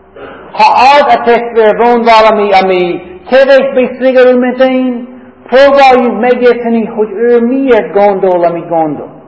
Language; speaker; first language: Hungarian; non-native, fluent; English